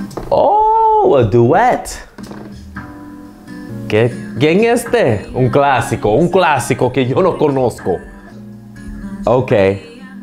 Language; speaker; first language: Spanish; early bilingual, heritage; Spanish